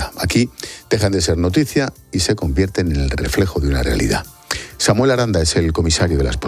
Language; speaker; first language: Spanish; native; Spanish